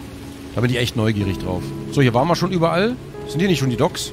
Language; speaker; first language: German; native; German